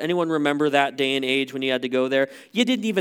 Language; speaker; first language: English; native; English